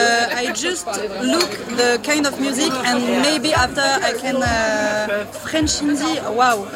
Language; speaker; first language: English; non-native, learner; French